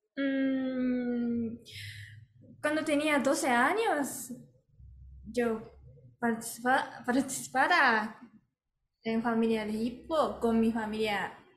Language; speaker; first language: Spanish; non-native, learner; Japanese